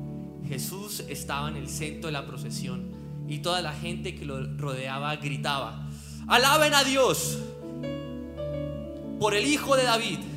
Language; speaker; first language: Spanish; native; Spanish